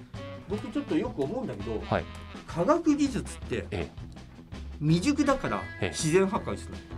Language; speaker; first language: Japanese; native; Japanese